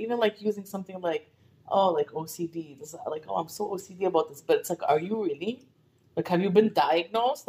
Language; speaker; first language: English; non-native, fluent; Arabic